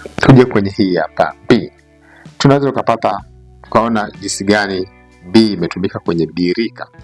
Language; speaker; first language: Swahili; native; Swahili